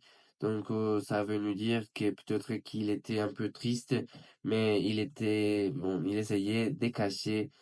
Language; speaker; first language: French; non-native, learner; Spanish